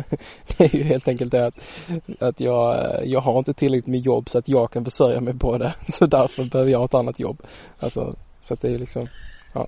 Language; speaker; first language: Swedish; native; Swedish